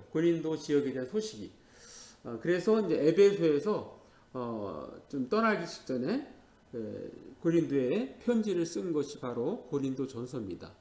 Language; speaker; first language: Korean; native; Korean